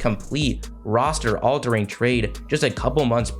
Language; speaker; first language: English; native; English